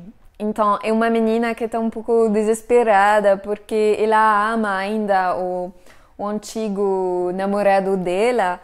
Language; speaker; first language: Portuguese; non-native, fluent; French